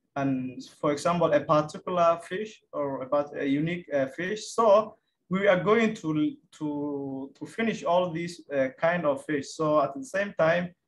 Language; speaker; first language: English; non-native, fluent; Somali